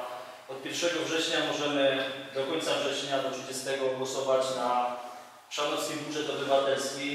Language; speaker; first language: Polish; native; Polish